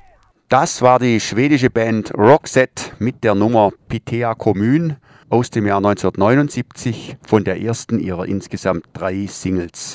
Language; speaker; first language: German; native; German